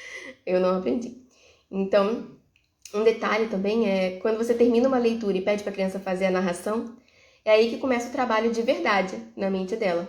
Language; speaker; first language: Portuguese; native; Portuguese